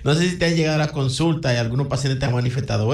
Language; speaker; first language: Spanish; native; Spanish